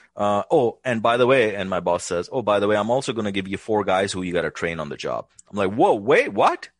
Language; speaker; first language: English; non-native, local second language; Hindi